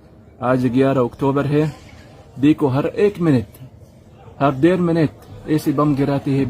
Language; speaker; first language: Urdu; non-native, fluent; Arabic